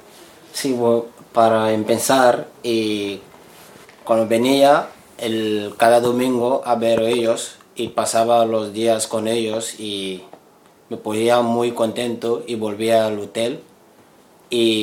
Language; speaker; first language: Spanish; non-native, learner; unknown